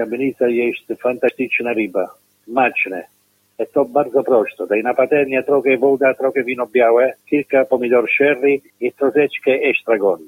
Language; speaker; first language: Polish; non-native, learner; Italian